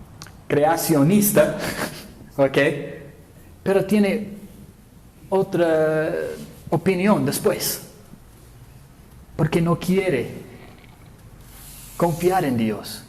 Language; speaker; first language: Spanish; non-native, fluent; English